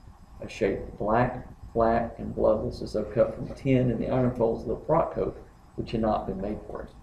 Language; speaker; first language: English; native; English